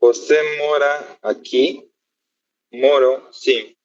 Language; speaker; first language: Portuguese; non-native, learner; Spanish